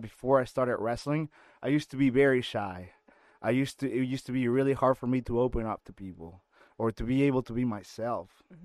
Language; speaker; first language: English; non-native, fluent; Spanish